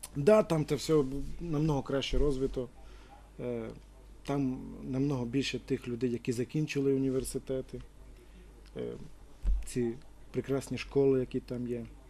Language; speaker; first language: Ukrainian; non-native, local second language; Romany